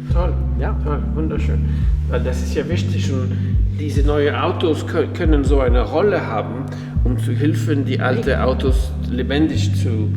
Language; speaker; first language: German; non-native, fluent; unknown